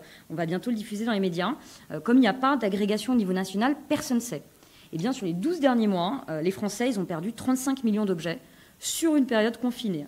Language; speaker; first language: French; native; French